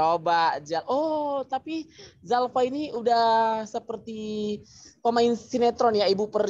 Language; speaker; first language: Indonesian; native; Indonesian